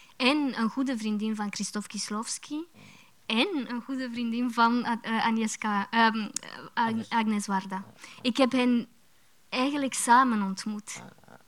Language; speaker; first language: Dutch; early bilingual, other home language; Romanian